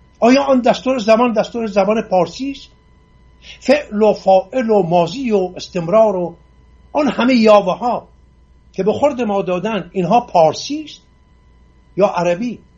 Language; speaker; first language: Persian; non-native, local second language; Assyrian Neo-Aramaic